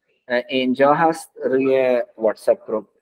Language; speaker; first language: Persian; non-native, fluent; Urdu